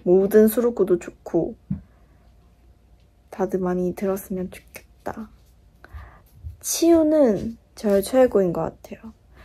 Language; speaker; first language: Korean; non-native, fluent; Chinese